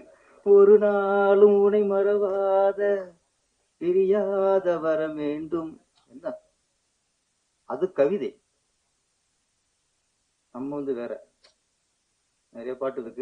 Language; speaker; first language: Tamil; native; Tamil